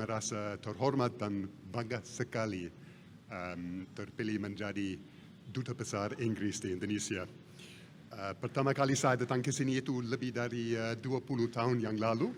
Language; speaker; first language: Indonesian; non-native, fluent; English